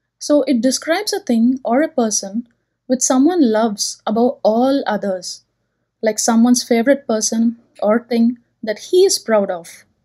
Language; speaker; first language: English; non-native, local second language; Telugu